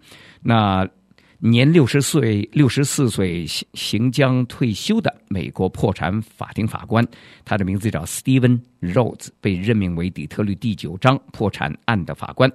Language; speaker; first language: Chinese; native; Chinese